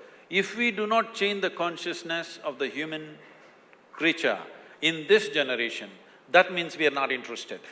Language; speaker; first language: English; non-native, local second language; Kannada